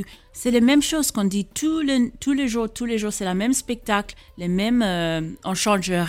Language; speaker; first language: French; non-native, fluent; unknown